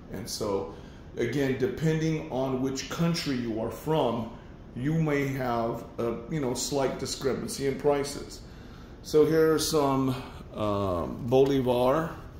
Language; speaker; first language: English; native; English